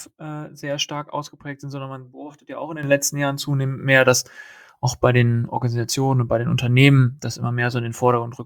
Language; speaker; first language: German; native; German